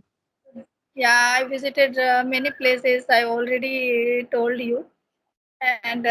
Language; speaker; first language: English; non-native, learner; Hindi